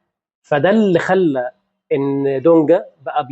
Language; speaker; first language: Arabic; native; Arabic